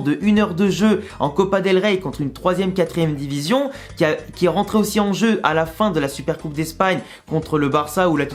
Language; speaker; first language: French; native; French